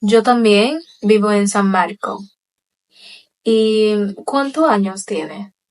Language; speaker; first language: Spanish; non-native, local second language; Haitian Creole